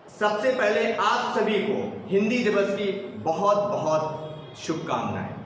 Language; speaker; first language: Hindi; native; Hindi